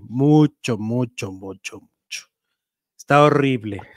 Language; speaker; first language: Spanish; native; Spanish